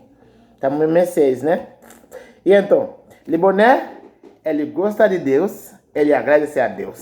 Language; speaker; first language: Portuguese; non-native, learner; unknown